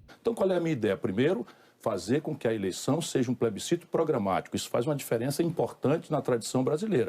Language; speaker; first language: Portuguese; native; Portuguese